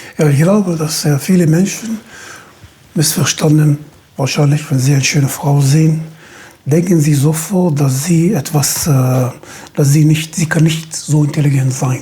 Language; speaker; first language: German; non-native, fluent; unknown